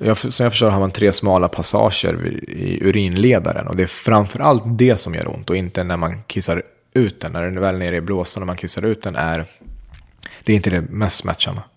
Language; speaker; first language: Swedish; early bilingual, other home language; Central Kurdish